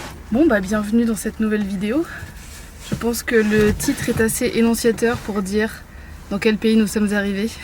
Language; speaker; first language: French; native; French